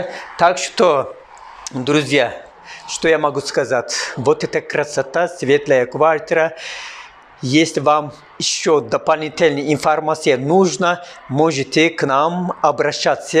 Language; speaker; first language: Russian; non-native, learner; Turkish